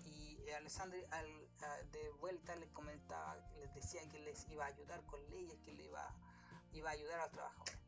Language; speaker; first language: Spanish; native; Spanish